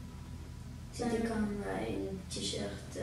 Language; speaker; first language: French; early bilingual, heritage; French